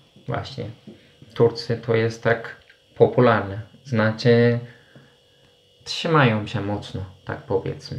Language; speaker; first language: Polish; non-native, fluent; Turkish